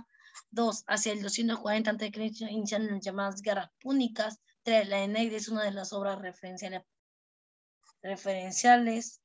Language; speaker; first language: Spanish; native; Spanish